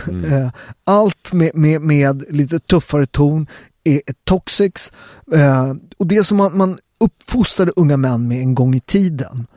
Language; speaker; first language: Swedish; early bilingual, other home language; Italian